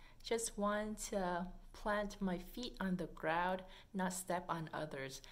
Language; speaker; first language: English; non-native, fluent; Vietnamese